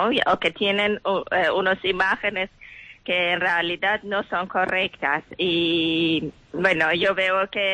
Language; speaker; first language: Spanish; non-native, learner; Persian